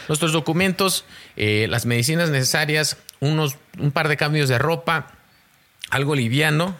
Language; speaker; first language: Spanish; early bilingual, heritage; Spanish